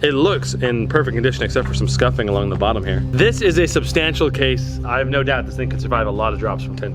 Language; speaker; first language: English; native; English